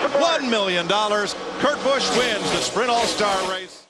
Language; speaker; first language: English; native; English